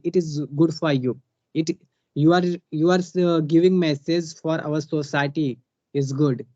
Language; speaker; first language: English; non-native, learner; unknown